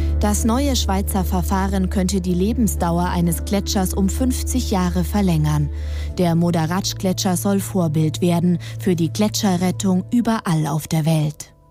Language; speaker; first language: German; native; German